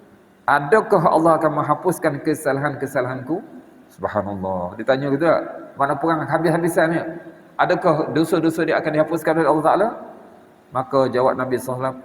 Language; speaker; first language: Malay; native; Malay